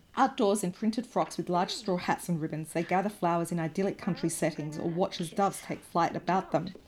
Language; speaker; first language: English; native; English